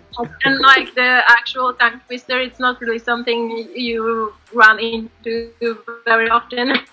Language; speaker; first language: English; non-native, fluent; Polish